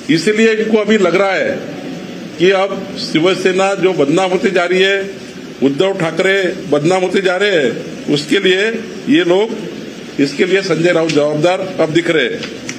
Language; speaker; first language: Hindi; non-native, local second language; Marathi